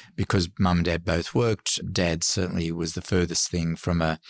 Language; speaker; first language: English; early bilingual, other home language; Arabic